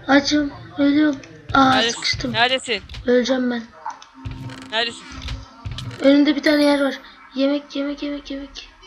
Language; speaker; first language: Turkish; native; Turkish